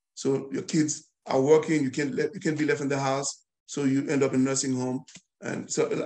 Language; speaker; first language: English; non-native, fluent; Haitian Creole